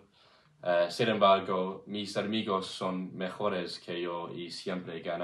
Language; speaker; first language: Spanish; non-native, learner; English